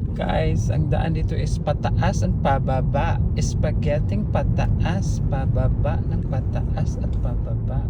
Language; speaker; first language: Filipino; native; Filipino